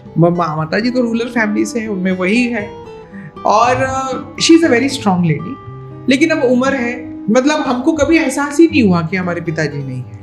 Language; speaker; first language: Hindi; non-native, local second language; Marathi